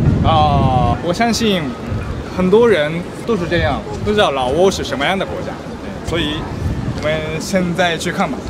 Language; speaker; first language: Chinese; non-native, fluent; Japanese